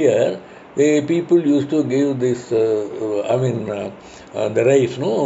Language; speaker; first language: English; non-native, local second language; Tamil